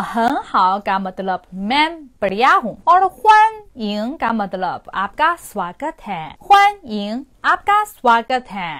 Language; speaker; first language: Hindi; non-native, fluent; Chinese